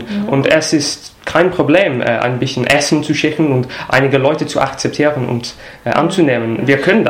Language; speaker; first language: German; non-native, fluent; English